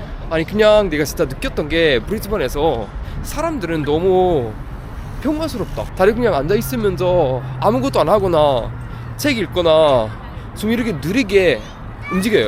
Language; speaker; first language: Korean; native; Korean